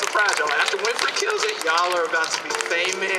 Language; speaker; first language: English; native; English